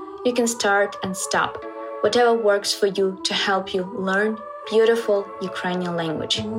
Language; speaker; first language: English; non-native, fluent; Ukrainian